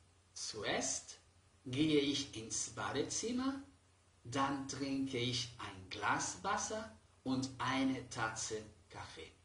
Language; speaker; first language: German; non-native, fluent; Spanish